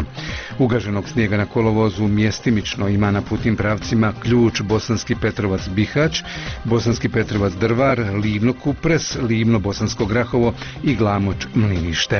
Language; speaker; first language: Croatian; native; Croatian